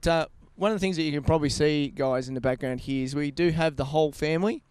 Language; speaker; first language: English; native; English